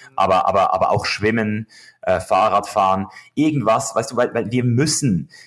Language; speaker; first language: German; native; German